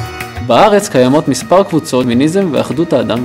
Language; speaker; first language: Hebrew; native; Hebrew